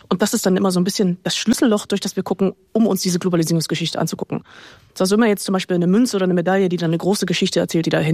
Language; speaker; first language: German; native; German